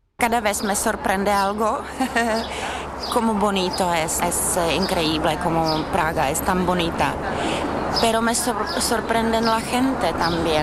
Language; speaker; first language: Spanish; non-native, learner; Czech